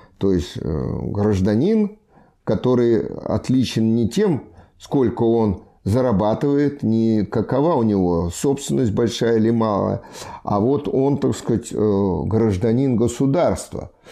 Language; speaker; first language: Russian; native; Russian